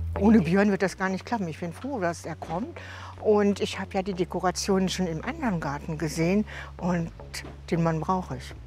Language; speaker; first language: German; native; German